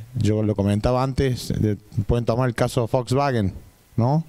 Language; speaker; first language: Spanish; native; Spanish